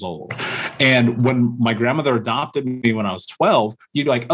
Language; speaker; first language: English; native; English